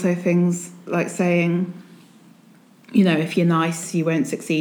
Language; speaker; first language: English; native; English